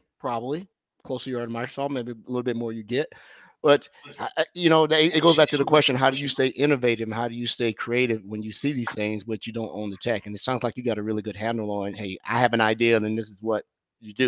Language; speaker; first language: English; native; English